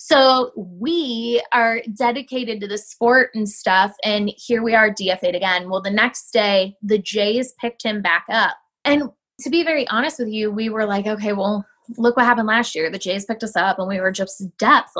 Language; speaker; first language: English; native; English